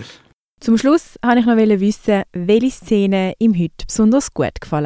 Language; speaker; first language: German; native; German